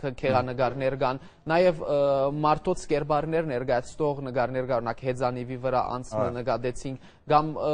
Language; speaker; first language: Armenian; early bilingual, heritage; Armenian